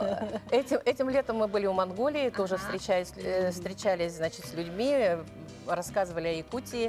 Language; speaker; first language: Russian; native; Russian